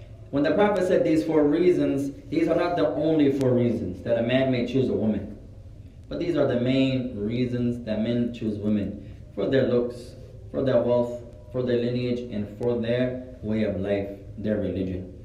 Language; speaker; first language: English; native; English